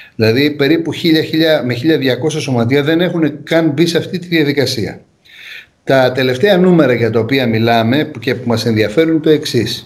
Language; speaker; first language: Greek; native; Greek